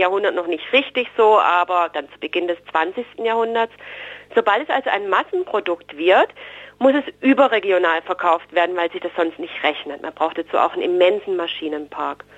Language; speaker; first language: German; native; German